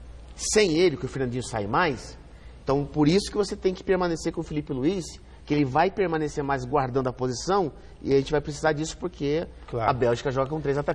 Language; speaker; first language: Portuguese; native; Portuguese